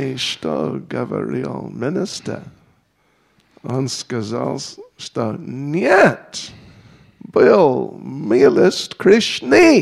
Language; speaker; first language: Russian; non-native, learner; English